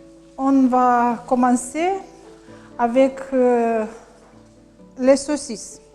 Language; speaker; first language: French; non-native, learner; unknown